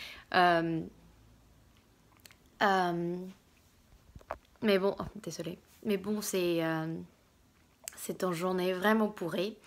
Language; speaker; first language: French; non-native, fluent; English